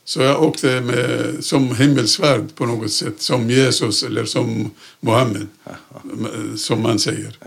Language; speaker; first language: Swedish; non-native, fluent; Arabic